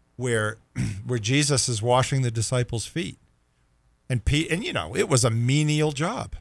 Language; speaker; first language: English; native; English